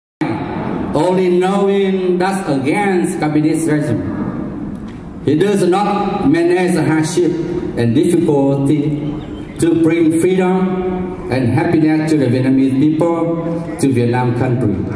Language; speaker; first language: English; non-native, learner; Vietnamese